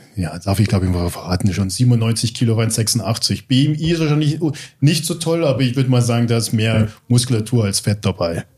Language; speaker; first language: German; early bilingual, other home language; English